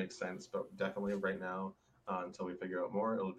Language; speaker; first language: English; native; English